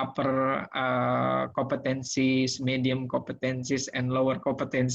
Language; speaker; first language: English; non-native, learner; Indonesian